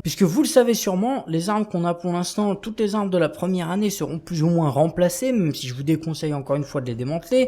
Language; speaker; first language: French; native; French